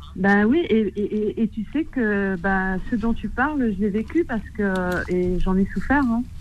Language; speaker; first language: French; native; French